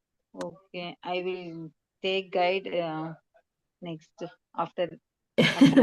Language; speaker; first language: English; non-native, learner; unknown